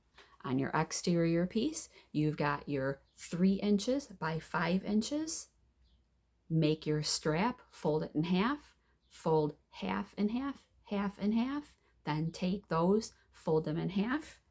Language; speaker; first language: English; native; English